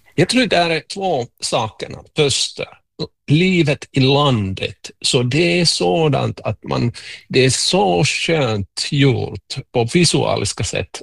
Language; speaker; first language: Swedish; non-native, local second language; Finnish